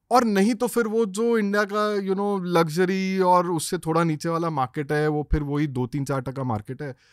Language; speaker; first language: Hindi; native; Hindi